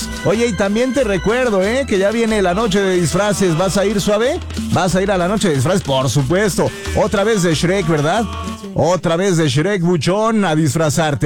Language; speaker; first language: Spanish; native; Spanish